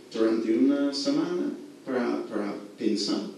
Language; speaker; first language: Spanish; non-native, fluent; English